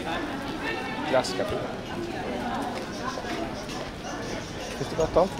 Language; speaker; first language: German; non-native, learner; Swedish